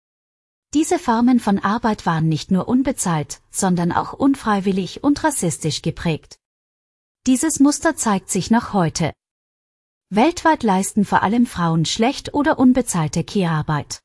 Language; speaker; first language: German; native; German